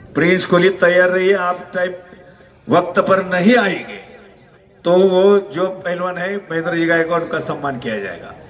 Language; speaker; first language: Hindi; non-native, local second language; Marathi